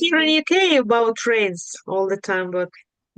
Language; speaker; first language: English; non-native, learner; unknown